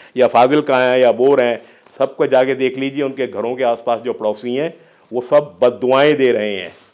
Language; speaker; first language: Hindi; non-native, local second language; Punjabi